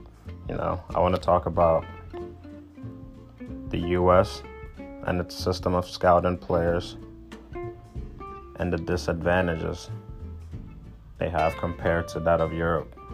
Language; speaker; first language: English; early bilingual, other home language; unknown